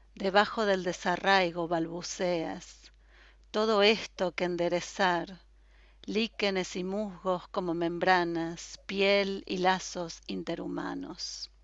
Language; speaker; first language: Spanish; native; Spanish